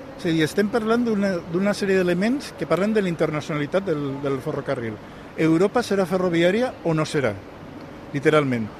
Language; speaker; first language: Catalan; non-native, local second language; Spanish